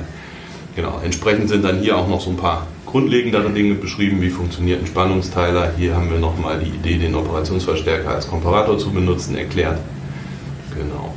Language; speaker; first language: German; native; German